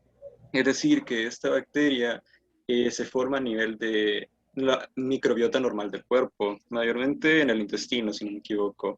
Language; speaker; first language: Spanish; native; Spanish